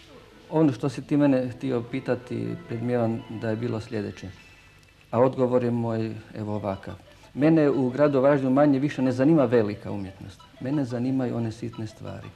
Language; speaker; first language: Croatian; native; Croatian